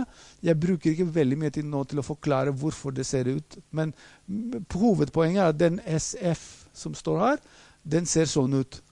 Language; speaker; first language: Norwegian; non-native, fluent; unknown